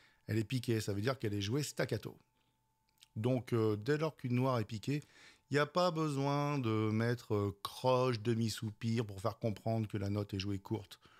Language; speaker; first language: French; native; French